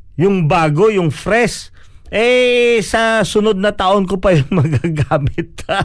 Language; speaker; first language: Filipino; non-native, local second language; Cebuano